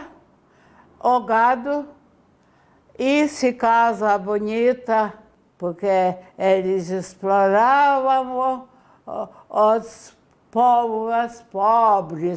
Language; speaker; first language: Portuguese; non-native, fluent; Ukrainian